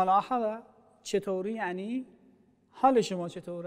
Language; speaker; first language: Persian; non-native, fluent; Arabic